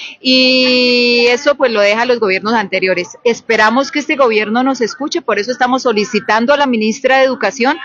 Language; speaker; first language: Spanish; native; Spanish